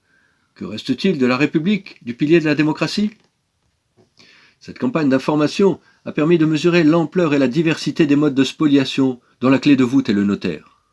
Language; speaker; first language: French; native; French